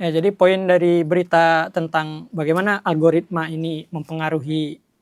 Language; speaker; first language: Indonesian; native; Indonesian